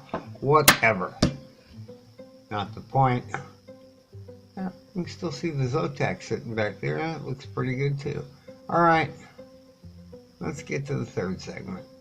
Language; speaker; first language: English; native; English